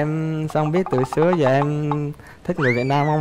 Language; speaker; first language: Vietnamese; early bilingual, heritage; Vietnamese